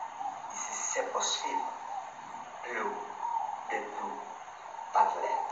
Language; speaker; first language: French; non-native, learner; Spanish